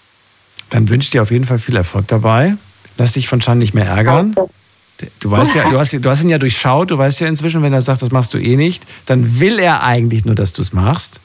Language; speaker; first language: German; native; German